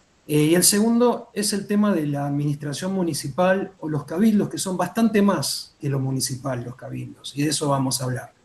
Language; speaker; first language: Spanish; native; Spanish